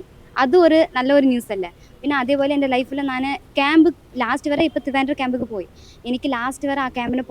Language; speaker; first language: Malayalam; non-native, local second language; Tamil